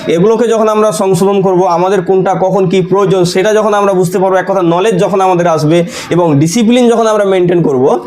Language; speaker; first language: Bangla; native; Bangla